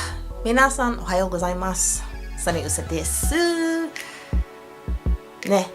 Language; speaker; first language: Japanese; non-native, learner; English